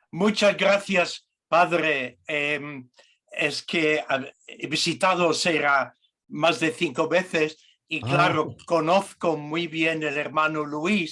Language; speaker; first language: Spanish; non-native, fluent; English